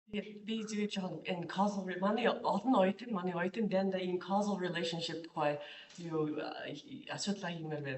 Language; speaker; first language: Mongolian; non-native, fluent; English